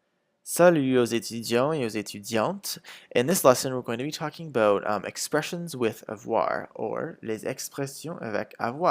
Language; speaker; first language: French; non-native, fluent; English